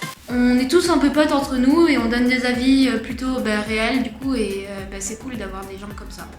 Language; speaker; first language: French; native; French